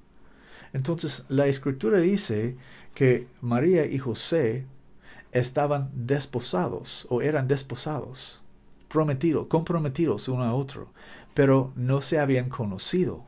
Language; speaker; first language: Spanish; non-native, learner; English